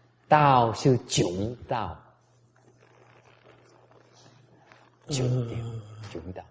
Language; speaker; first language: Chinese; non-native, fluent; Vietnamese